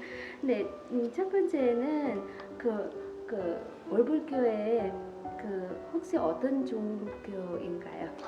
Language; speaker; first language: Korean; non-native, learner; Vietnamese